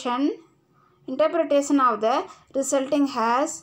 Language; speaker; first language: English; non-native, local second language; Tamil